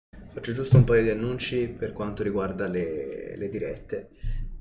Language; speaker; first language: Italian; native; Italian